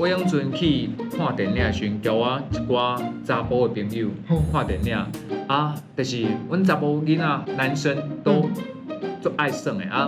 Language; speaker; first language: Chinese; native; Chinese